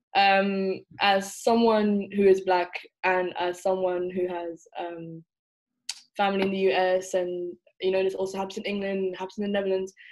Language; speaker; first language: English; native; English